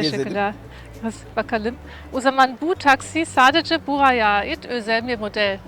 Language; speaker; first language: Turkish; non-native, fluent; German